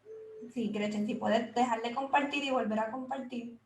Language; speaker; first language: Spanish; native; Spanish